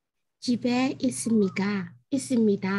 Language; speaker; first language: Korean; non-native, learner; Thai